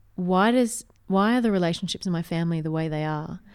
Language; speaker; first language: English; native; English